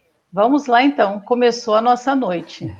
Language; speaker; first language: Portuguese; native; Portuguese